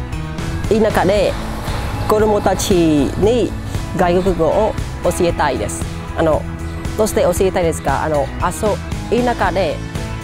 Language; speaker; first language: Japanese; non-native, learner; Khmer